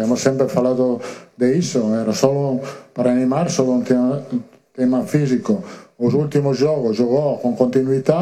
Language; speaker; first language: Portuguese; non-native, fluent; Italian